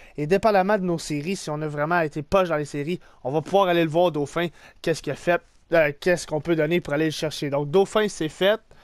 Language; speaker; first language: French; native; French